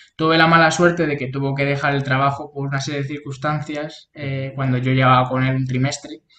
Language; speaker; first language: Spanish; native; Spanish